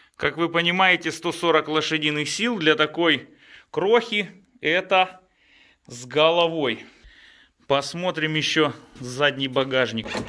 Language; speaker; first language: Russian; native; Russian